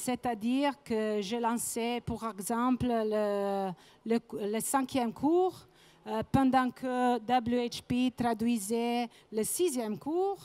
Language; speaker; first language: French; non-native, fluent; Italian